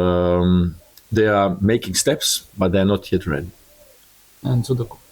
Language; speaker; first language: English; non-native, learner; Croatian